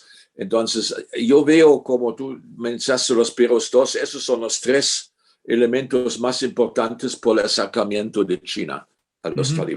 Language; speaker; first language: Spanish; non-native, fluent; German